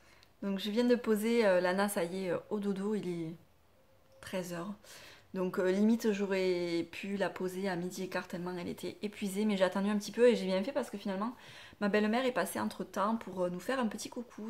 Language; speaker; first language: French; native; French